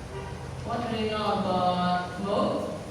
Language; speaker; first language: English; non-native, learner; Indonesian